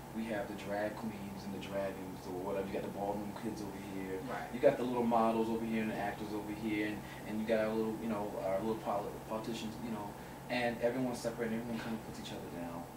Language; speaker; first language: English; native; English